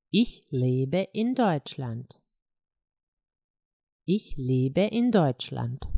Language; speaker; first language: German; non-native, fluent; Croatian